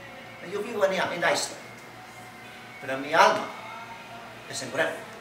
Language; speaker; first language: Spanish; non-native, learner; English